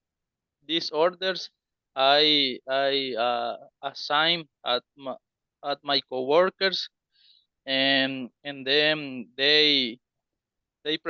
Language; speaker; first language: English; non-native, learner; Spanish